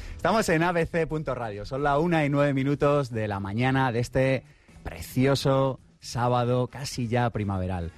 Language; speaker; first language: Spanish; native; Spanish